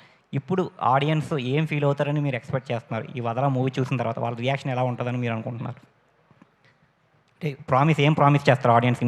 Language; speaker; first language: Telugu; native; Telugu